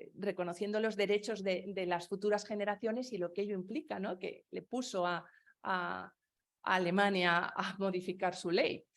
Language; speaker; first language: Spanish; non-native, local second language; Galician